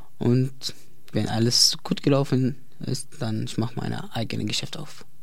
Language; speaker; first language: German; non-native, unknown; Arabic